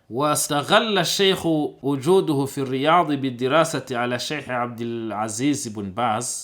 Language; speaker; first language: Arabic; non-native, fluent; Kinyarwanda